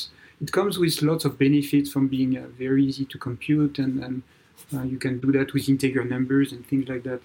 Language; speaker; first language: English; non-native, fluent; French